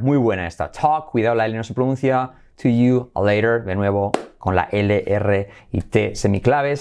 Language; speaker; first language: Spanish; native; Spanish